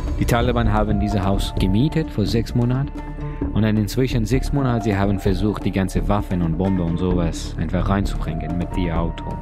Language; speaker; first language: German; non-native, learner; Persian